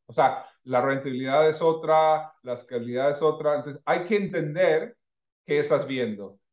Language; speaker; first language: Spanish; non-native, fluent; English